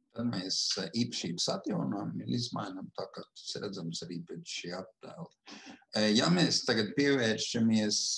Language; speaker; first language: Latvian; native; Latvian